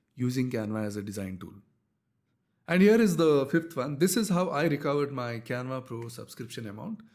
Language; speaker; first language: English; non-native, local second language; Kannada